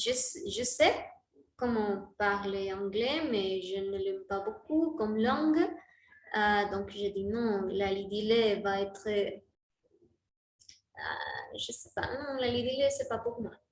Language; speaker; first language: French; non-native, learner; Spanish